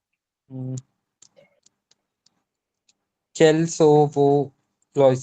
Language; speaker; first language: French; non-native, learner; Hindi